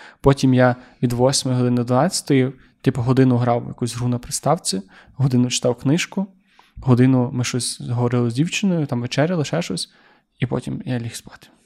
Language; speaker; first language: Ukrainian; native; Ukrainian